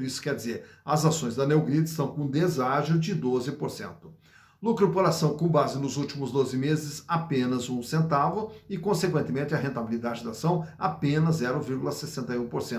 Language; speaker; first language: Portuguese; native; Portuguese